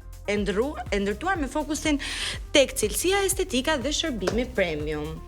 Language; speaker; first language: Albanian; native; Albanian